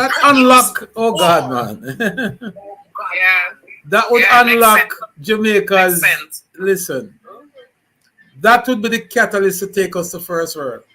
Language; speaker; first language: English; native; English